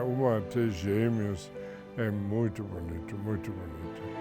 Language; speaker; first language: Portuguese; non-native, fluent; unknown